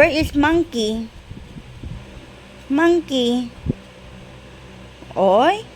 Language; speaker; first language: English; non-native, local second language; Filipino